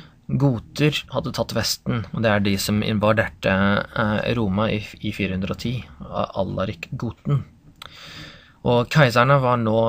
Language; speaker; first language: Norwegian; non-native, fluent; English